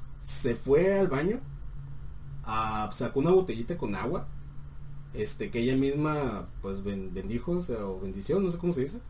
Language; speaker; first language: Spanish; native; Spanish